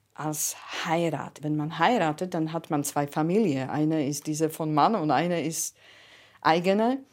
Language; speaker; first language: German; non-native, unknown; Slovak